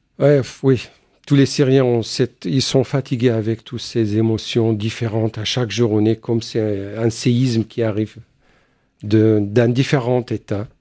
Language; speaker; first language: French; non-native, fluent; Arabic